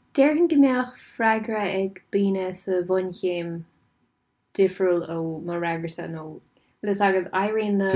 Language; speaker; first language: Irish; non-native, local second language; English